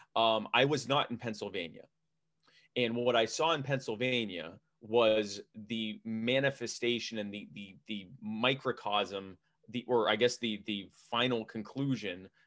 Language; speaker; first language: English; native; English